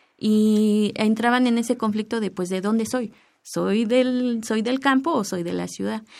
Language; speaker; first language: Spanish; native; Spanish